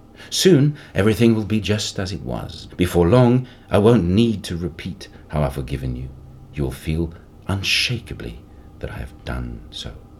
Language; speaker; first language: English; non-native, fluent; Norwegian